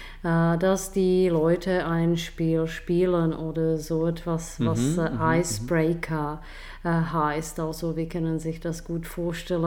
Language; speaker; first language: German; non-native, fluent; Czech